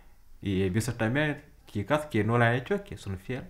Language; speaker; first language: Spanish; non-native, fluent; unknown